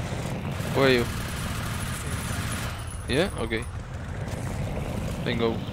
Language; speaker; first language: English; non-native, learner; Spanish